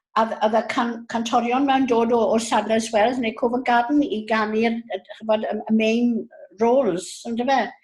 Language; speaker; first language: Welsh; native; Welsh